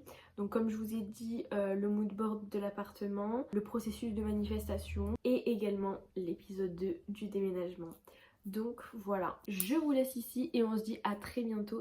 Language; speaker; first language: French; native; French